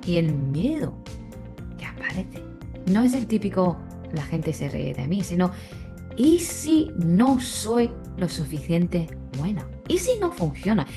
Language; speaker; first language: Spanish; non-native, fluent; Chinese